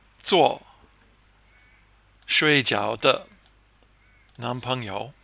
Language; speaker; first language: Chinese; non-native, fluent; English